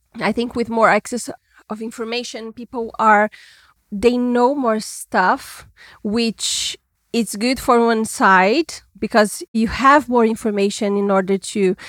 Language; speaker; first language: English; non-native, fluent; Portuguese